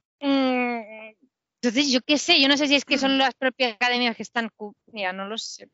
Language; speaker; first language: Spanish; native; Spanish